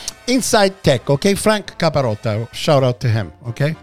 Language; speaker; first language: English; early bilingual, other home language; Italian